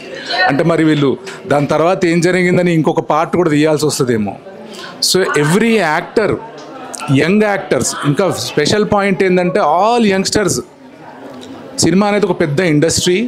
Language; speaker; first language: Telugu; native; Telugu